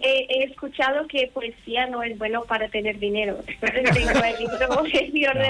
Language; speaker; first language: Spanish; non-native, learner; Portuguese